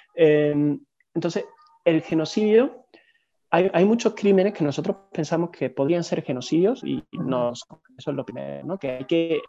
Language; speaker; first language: Spanish; native; Spanish